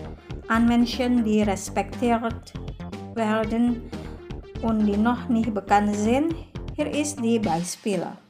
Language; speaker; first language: German; non-native, fluent; Indonesian